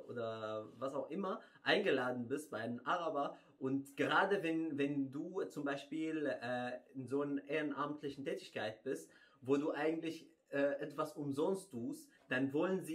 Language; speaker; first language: German; non-native, fluent; Arabic